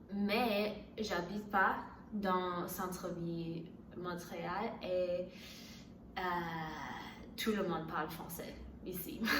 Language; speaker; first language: French; non-native, learner; Chinese